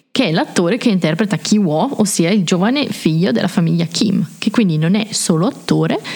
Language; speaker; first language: Italian; native; Italian